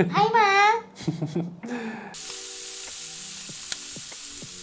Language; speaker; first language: Vietnamese; native; Vietnamese